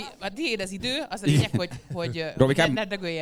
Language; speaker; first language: Hungarian; native; Hungarian